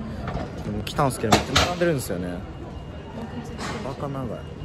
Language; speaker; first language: Japanese; native; Japanese